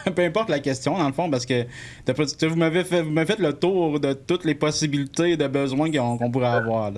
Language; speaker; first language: French; native; French